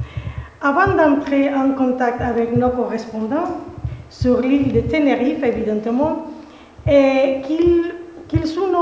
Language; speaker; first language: French; non-native, fluent; Spanish